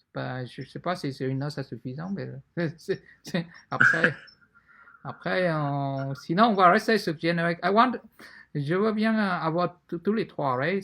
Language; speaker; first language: French; non-native, fluent; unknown